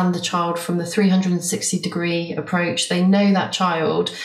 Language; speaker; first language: English; native; English